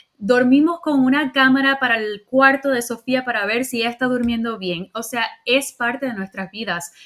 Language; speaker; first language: Spanish; early bilingual, heritage; Spanish